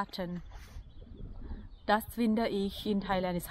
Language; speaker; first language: German; non-native, learner; Thai